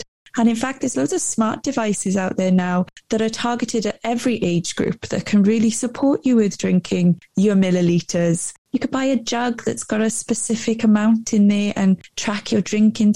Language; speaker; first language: English; native; English